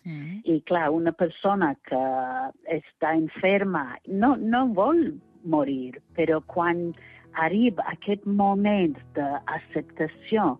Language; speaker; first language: Catalan; non-native, fluent; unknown